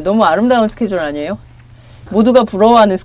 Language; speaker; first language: Korean; native; Korean